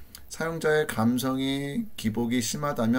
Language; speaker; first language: Korean; native; Korean